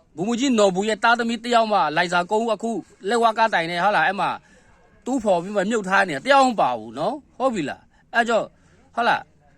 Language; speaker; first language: Burmese; non-native, local second language; Kachin